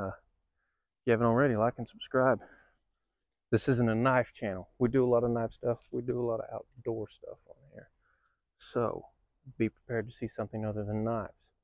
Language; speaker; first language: English; native; English